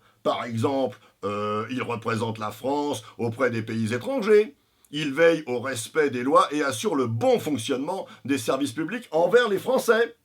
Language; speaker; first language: French; native; French